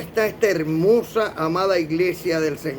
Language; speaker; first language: Spanish; native; Spanish